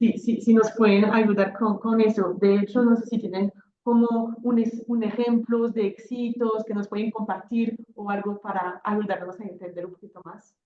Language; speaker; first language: Spanish; non-native, fluent; French